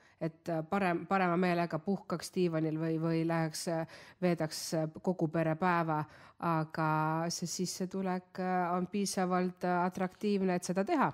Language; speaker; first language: Estonian; non-native, local second language; Russian